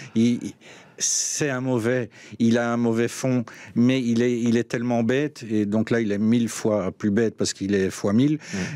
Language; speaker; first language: French; native; French